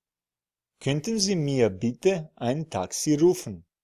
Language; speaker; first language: German; non-native, fluent; Serbian